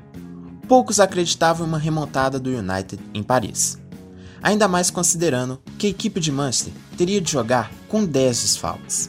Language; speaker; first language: Portuguese; native; Portuguese